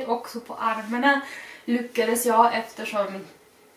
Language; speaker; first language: Swedish; non-native, fluent; German